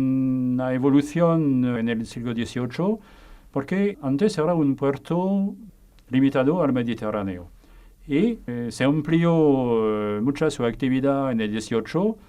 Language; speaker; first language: Spanish; non-native, fluent; French